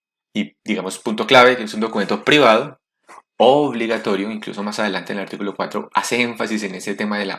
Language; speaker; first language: Spanish; native; Spanish